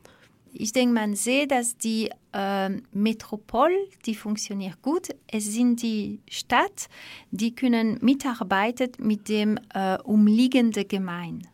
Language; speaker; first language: German; non-native, fluent; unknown